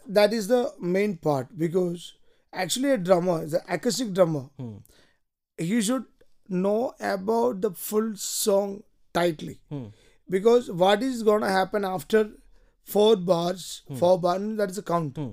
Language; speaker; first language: English; non-native, local second language; Malayalam